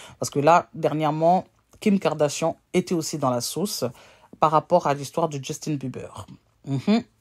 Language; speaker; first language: French; native; French